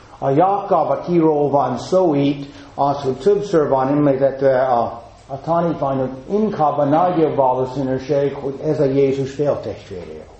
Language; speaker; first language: Hungarian; non-native, fluent; English